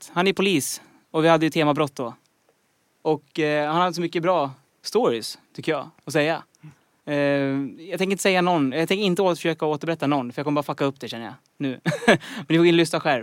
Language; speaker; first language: Swedish; native; Swedish